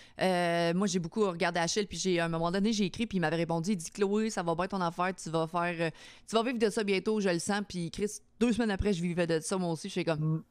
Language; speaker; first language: French; native; French